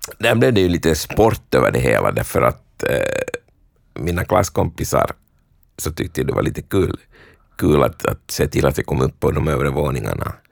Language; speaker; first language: Swedish; native; Swedish